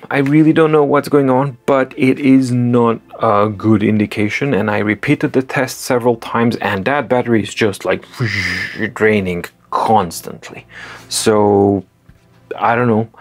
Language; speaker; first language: English; non-native, fluent; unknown